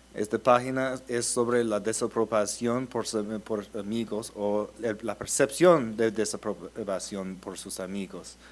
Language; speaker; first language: Spanish; early bilingual, heritage; Spanish